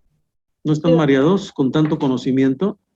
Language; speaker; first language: Spanish; native; Spanish